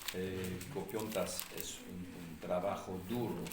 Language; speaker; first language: Spanish; non-native, fluent; English